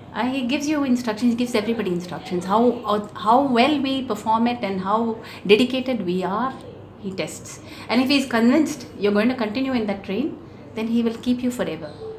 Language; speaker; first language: English; non-native, local second language; Tamil